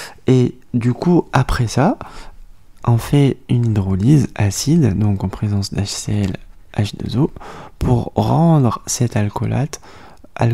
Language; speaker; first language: French; native; French